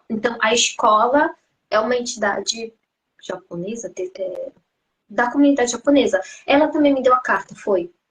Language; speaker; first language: Portuguese; early bilingual, heritage; Portuguese